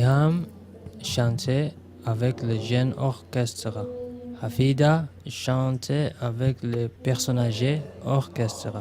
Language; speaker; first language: French; non-native, learner; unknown